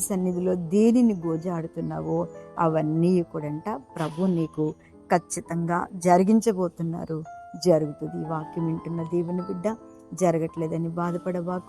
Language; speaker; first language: Telugu; native; Telugu